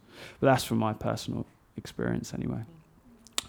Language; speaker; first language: English; native; English